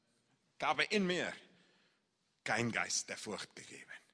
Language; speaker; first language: German; non-native, fluent; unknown